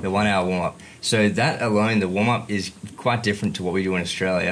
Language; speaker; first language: English; native; English